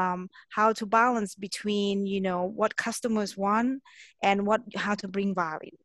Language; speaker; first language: English; non-native, fluent; Thai